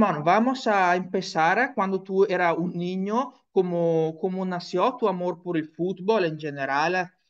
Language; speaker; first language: Spanish; non-native, learner; Italian